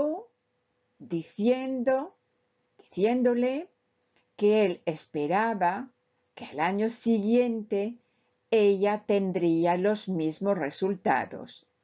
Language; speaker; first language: Spanish; non-native, fluent; French